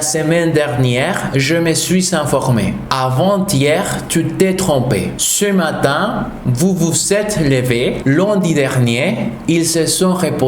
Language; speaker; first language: French; non-native, fluent; Spanish